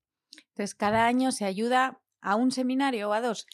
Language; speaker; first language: Spanish; native; Spanish